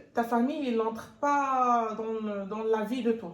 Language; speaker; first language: French; non-native, local second language; Arabic